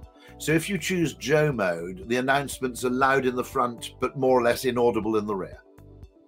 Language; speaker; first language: English; native; English